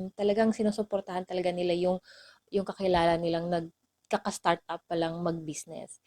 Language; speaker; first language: Filipino; non-native, local second language; Cebuano